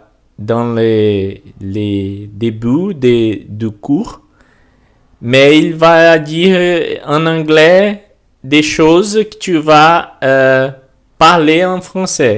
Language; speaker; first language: French; non-native, learner; Portuguese